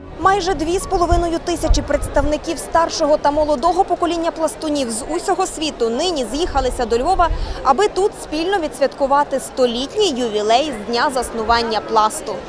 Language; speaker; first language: Ukrainian; native; Ukrainian